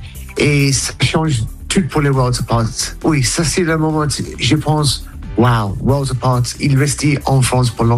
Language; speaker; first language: French; non-native, learner; English